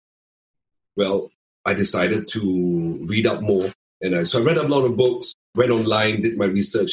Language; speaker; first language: English; native; English